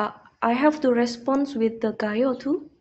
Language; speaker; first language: English; non-native, learner; Indonesian